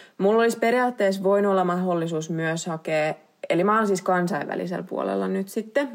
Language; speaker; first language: Finnish; native; Finnish